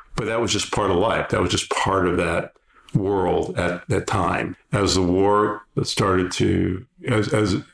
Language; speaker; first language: English; early bilingual, other home language; Polish